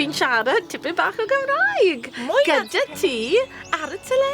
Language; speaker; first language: Welsh; non-native, learner; English